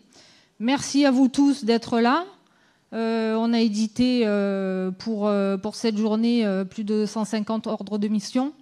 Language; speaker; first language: French; native; French